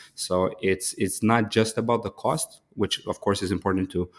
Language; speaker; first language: English; early bilingual, other home language; Ukrainian